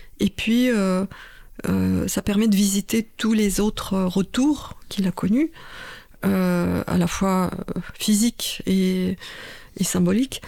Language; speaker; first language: French; non-native, fluent; Russian